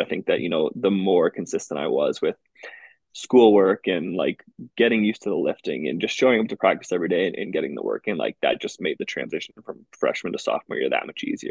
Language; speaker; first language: English; native; English